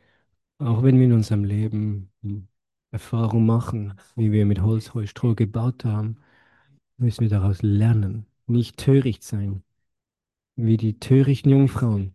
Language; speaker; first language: German; non-native, fluent; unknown